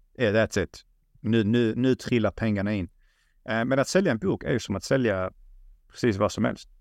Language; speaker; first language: Swedish; early bilingual, other home language; Russian